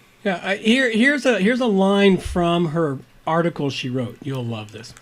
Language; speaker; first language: English; native; English